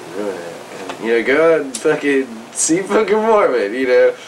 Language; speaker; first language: English; native; English